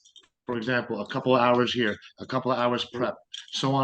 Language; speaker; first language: English; native; English